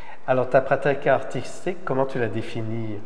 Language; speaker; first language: French; native; French